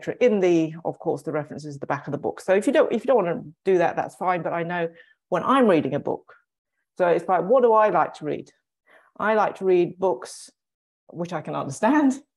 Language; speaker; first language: English; native; English